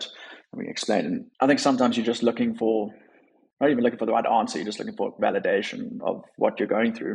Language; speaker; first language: English; native; English